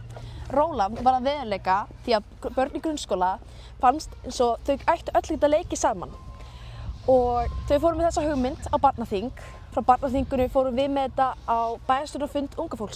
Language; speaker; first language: Icelandic; native; Icelandic